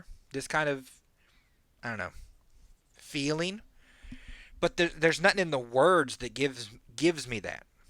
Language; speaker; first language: English; native; English